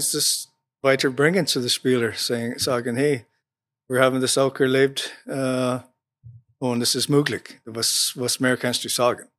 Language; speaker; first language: German; non-native, learner; English